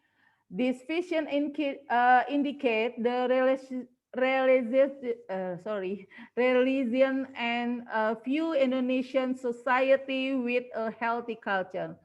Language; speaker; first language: English; non-native, learner; Indonesian